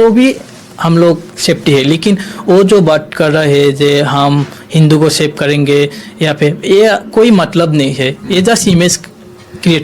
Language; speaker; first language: Hindi; non-native, learner; Bangla